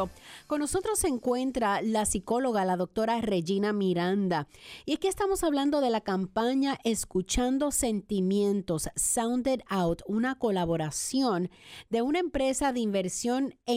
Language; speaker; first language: Spanish; native; Spanish